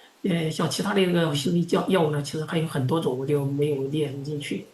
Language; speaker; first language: Chinese; non-native, local second language; Indonesian